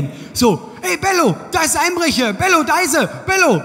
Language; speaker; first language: German; native; German